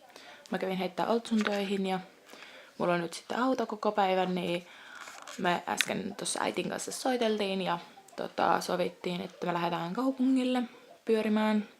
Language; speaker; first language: Finnish; native; Finnish